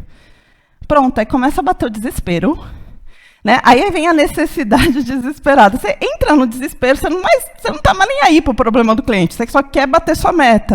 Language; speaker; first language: Portuguese; native; Portuguese